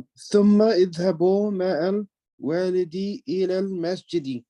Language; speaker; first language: Arabic; non-native, learner; English